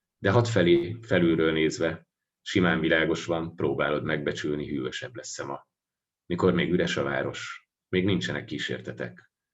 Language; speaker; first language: Turkish; non-native, fluent; Hungarian